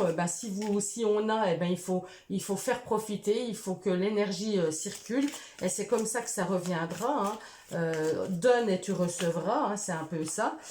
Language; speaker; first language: French; native; French